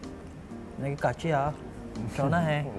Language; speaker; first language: Korean; non-native, learner; Filipino